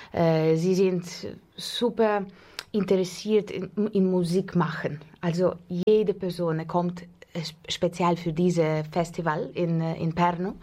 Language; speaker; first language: German; non-native, fluent; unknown